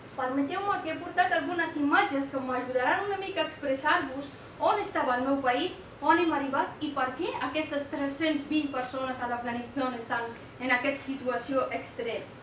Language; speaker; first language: Catalan; non-native, fluent; Persian